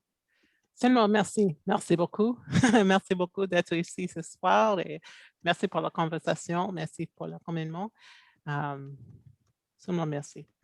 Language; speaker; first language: French; non-native, local second language; English